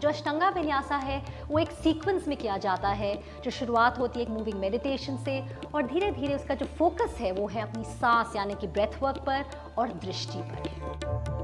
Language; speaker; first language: Hindi; native; Hindi